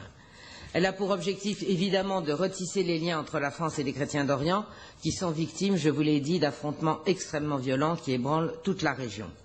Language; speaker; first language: French; native; French